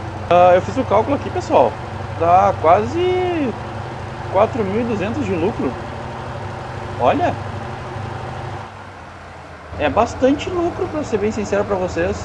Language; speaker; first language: Portuguese; native; Portuguese